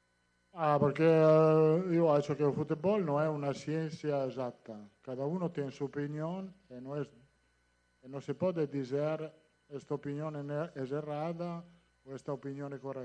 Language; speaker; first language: Portuguese; non-native, fluent; Italian